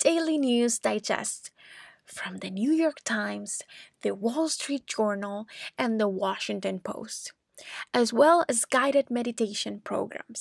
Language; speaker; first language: English; non-native, fluent; Spanish